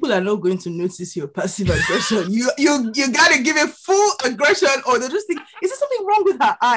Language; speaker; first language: English; non-native, local second language; Igbo